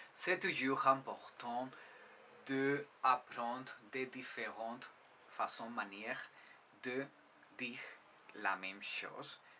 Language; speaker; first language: French; non-native, fluent; Spanish